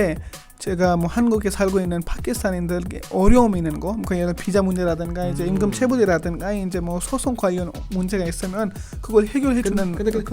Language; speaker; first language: Korean; non-native, fluent; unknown